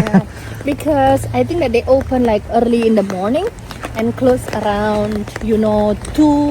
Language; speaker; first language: English; non-native, fluent; Indonesian